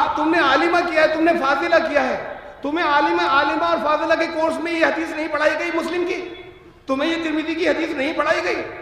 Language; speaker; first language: Urdu; native; Urdu